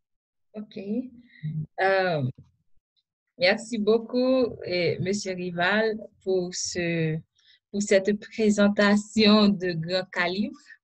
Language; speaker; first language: French; non-native, local second language; Haitian Creole